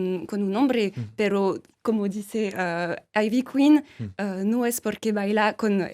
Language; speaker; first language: Spanish; non-native, fluent; French